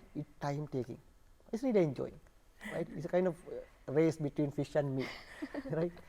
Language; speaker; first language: English; non-native, local second language; Sinhala